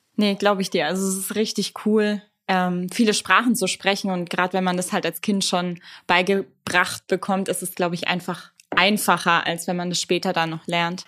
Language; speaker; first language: German; native; German